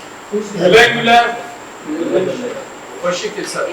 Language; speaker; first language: Turkish; non-native, learner; Urdu